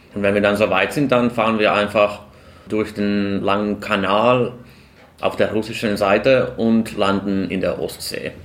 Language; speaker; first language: German; non-native, fluent; Finnish